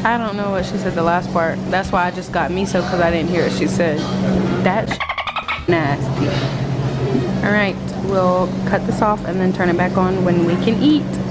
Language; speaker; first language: English; native; English